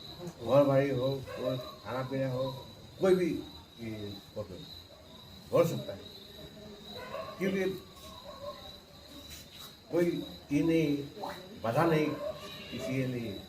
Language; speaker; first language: Hindi; non-native, local second language; Garo